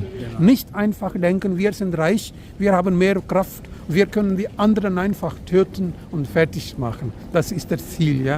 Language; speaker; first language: German; non-native, learner; Urdu